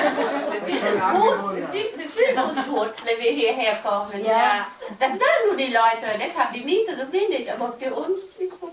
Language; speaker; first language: German; non-native, learner; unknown